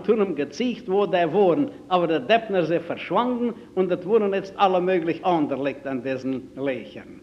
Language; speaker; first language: German; native; German